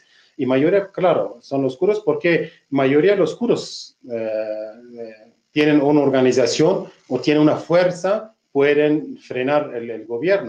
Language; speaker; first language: Spanish; non-native, fluent; Kurdish